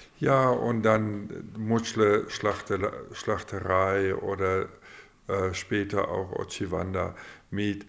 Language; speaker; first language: German; non-native, local second language; Afrikaans